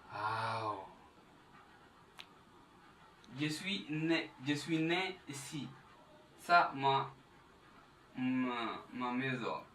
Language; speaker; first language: French; non-native, learner; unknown